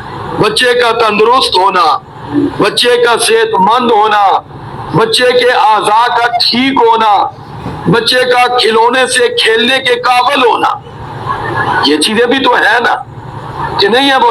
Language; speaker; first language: Urdu; native; Urdu